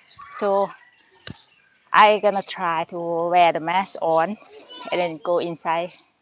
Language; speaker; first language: English; non-native, learner; Thai